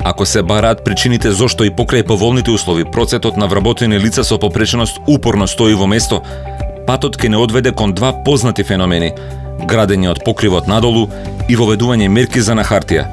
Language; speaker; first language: Macedonian; native; Macedonian